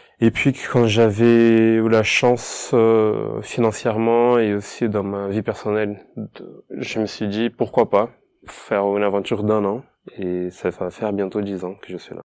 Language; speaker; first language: French; non-native, fluent; Portuguese